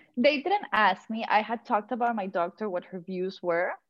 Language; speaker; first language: English; non-native, fluent; Spanish